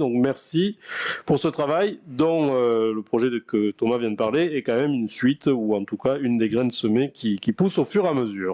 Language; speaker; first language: French; native; French